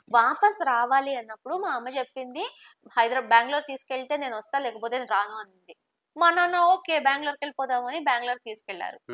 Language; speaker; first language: Telugu; non-native, local second language; Tamil